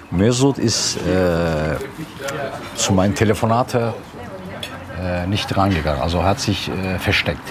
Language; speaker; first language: German; early bilingual, other home language; Turkish